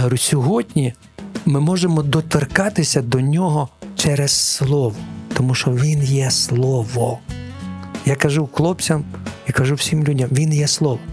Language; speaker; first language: Ukrainian; non-native, local second language; Russian